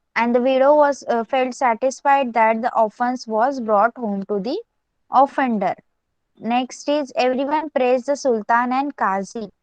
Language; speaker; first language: English; non-native, local second language; Marathi